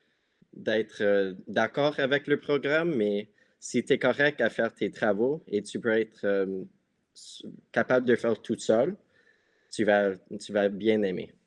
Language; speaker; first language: French; non-native, local second language; English